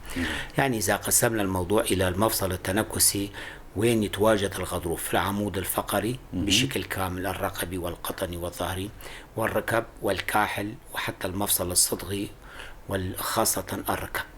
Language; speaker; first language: Arabic; non-native, local second language; Kurdish